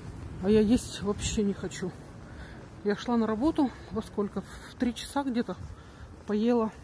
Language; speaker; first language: Russian; native; Russian